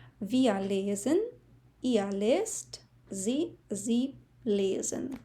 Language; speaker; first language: German; non-native, fluent; Ukrainian